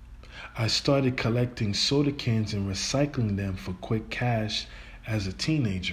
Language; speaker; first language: English; native; English